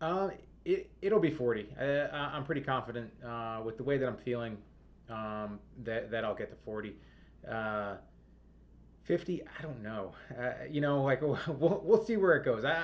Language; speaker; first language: English; native; English